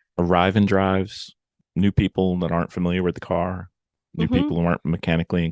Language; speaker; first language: English; native; English